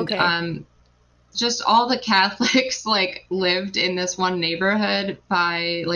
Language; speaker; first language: English; native; English